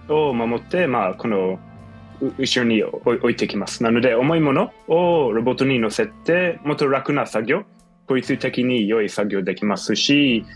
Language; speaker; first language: Japanese; non-native, fluent; English